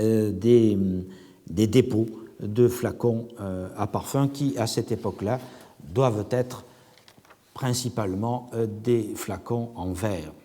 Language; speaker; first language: French; native; French